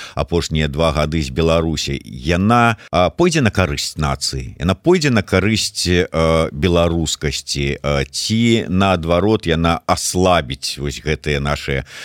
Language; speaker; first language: Belarusian; non-native, local second language; Russian